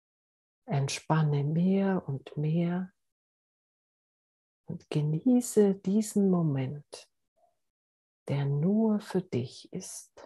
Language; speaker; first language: German; native; German